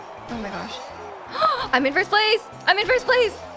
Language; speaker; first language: English; native; English